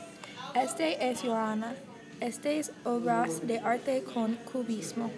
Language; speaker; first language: Spanish; non-native, learner; English